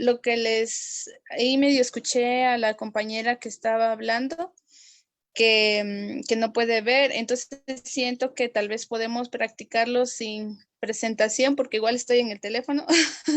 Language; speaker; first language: Spanish; non-native, local second language; Kaqchikel